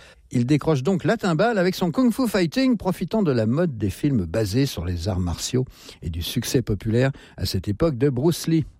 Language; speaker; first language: French; native; French